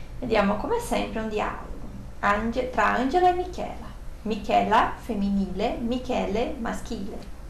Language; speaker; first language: Italian; non-native, fluent; Portuguese